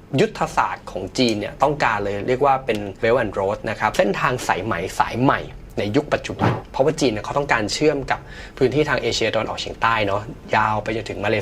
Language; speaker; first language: Thai; native; Thai